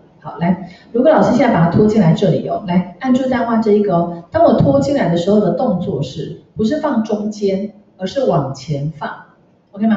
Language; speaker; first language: Chinese; native; Chinese